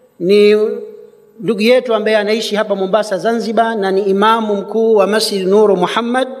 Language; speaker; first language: Swahili; native; Swahili